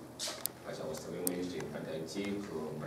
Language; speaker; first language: Russian; non-native, learner; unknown